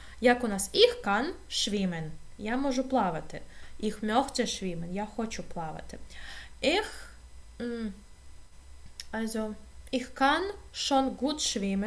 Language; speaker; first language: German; non-native, fluent; Ukrainian